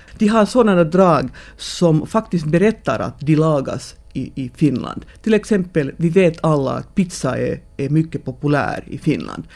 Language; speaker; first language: Swedish; non-native, local second language; Finnish